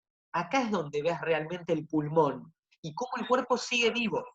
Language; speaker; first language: Spanish; native; Spanish